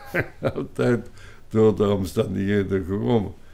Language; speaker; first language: Dutch; non-native, local second language; French